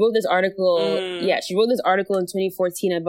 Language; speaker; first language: English; non-native, local second language; Akan